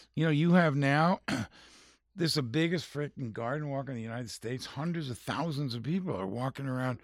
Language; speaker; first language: English; native; English